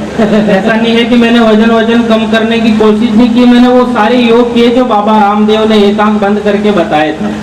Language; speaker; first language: Hindi; native; Hindi